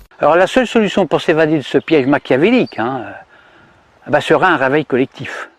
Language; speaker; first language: French; native; French